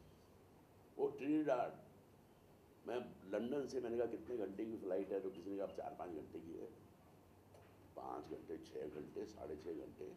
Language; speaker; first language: Hindi; native; Hindi